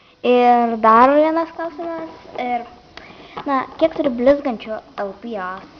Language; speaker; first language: Lithuanian; native; Lithuanian